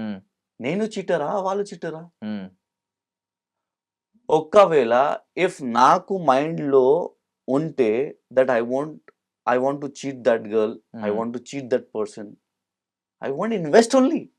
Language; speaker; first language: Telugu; non-native, local second language; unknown